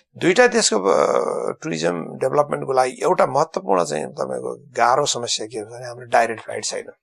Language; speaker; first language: Nepali; native; Nepali